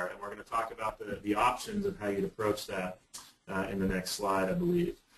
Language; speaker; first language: English; native; English